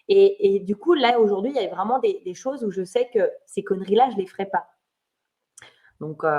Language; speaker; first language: French; native; French